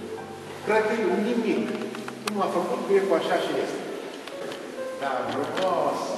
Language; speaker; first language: Romanian; non-native, local second language; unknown